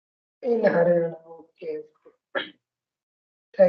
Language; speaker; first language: English; non-native, learner; Hindi